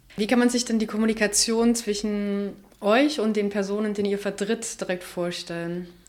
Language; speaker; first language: German; native; German